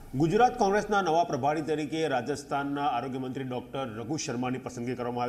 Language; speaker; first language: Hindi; non-native, local second language; Gujarati